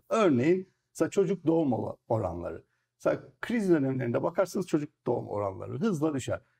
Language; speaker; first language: Turkish; native; Turkish